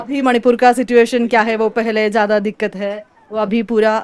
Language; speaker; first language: Hindi; non-native, local second language; Malayalam